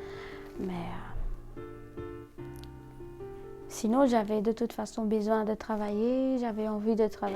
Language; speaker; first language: French; non-native, fluent; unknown